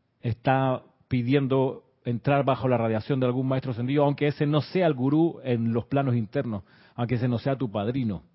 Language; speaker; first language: Spanish; native; Spanish